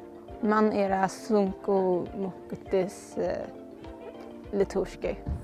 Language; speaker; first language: Lithuanian; early bilingual, heritage; Lithuanian